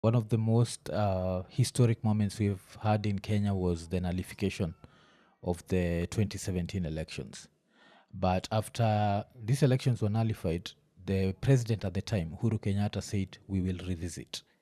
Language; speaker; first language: English; non-native, local second language; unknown